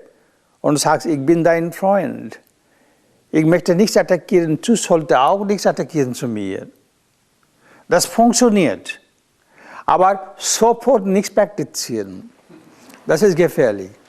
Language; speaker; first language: German; non-native, learner; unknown